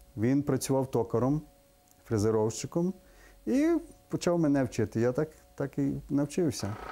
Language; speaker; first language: Ukrainian; native; Ukrainian